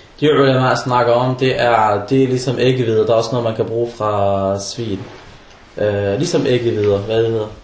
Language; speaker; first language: Danish; non-native, fluent; Arabic